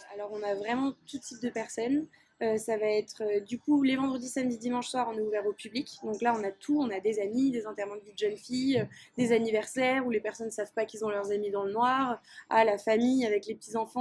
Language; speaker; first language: French; native; French